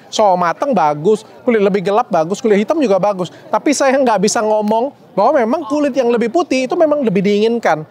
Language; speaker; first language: Indonesian; native; Indonesian